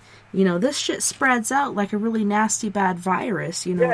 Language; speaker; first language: English; native; English